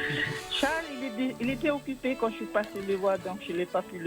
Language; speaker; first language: French; non-native, local second language; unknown